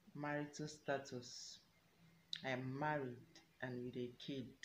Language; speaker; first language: English; non-native, local second language; Igbo